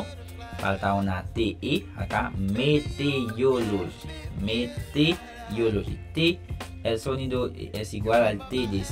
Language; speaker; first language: Spanish; non-native, fluent; Haitian Creole